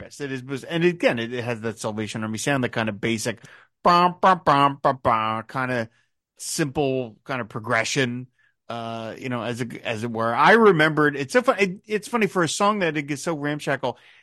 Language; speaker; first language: English; native; English